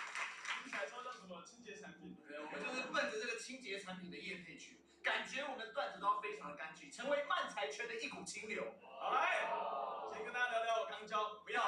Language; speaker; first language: Chinese; native; Chinese